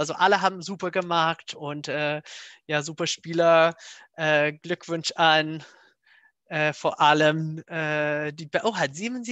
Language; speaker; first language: German; non-native, fluent; English